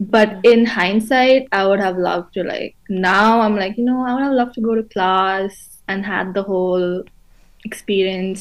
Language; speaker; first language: English; non-native, local second language; Hindi